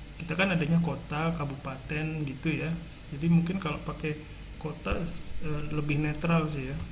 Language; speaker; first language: Indonesian; native; Indonesian